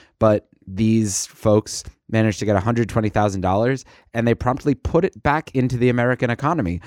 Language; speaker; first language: English; native; English